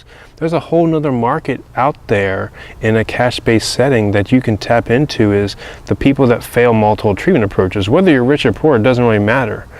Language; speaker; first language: English; native; English